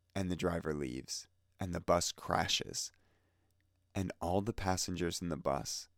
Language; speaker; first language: English; native; English